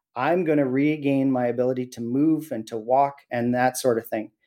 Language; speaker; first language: English; native; English